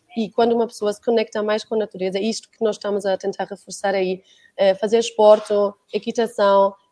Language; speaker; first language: Portuguese; non-native, fluent; German